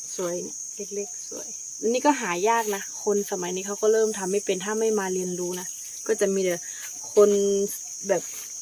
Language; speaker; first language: Thai; non-native, local second language; Karen languages